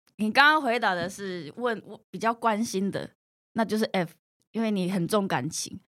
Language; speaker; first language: Chinese; non-native, fluent; Korean